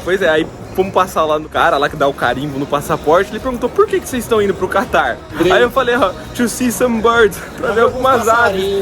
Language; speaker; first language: Portuguese; native; Portuguese